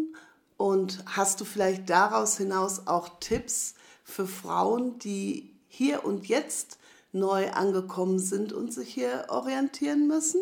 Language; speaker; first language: German; native; German